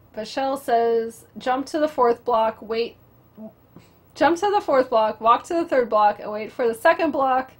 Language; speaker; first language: English; native; English